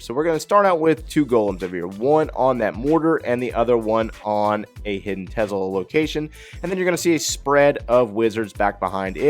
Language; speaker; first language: English; native; English